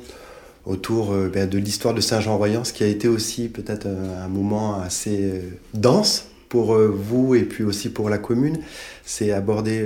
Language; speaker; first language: French; native; French